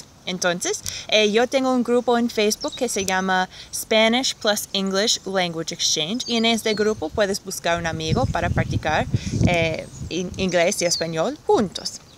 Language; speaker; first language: Spanish; non-native, fluent; English